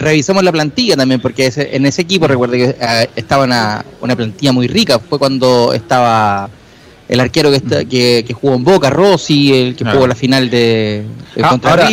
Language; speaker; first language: Spanish; native; Spanish